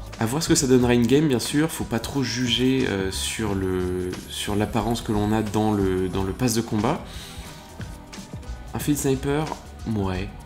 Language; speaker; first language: French; native; French